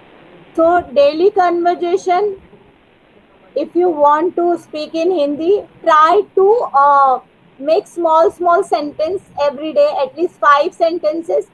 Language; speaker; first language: English; non-native, learner; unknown